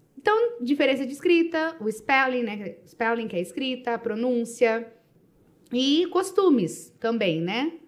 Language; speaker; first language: Portuguese; native; Portuguese